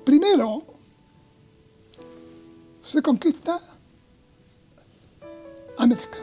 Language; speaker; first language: Spanish; native; Spanish